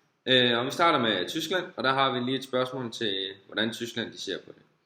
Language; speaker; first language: Danish; native; Danish